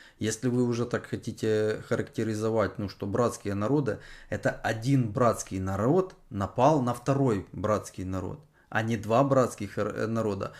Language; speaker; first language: Russian; native; Russian